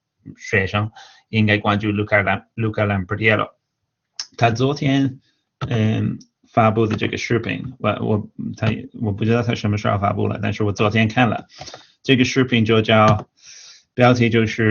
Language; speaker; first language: Chinese; non-native, fluent; English